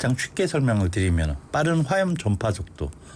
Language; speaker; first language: Korean; native; Korean